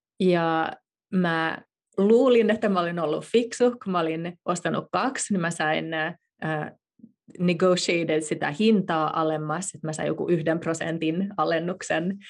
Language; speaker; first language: Finnish; native; Finnish